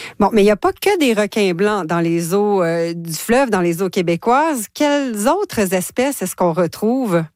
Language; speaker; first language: French; native; French